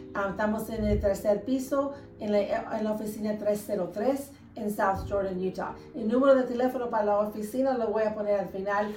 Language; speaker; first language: Spanish; early bilingual, heritage; Spanish